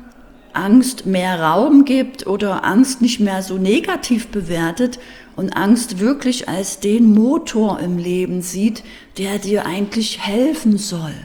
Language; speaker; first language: German; native; German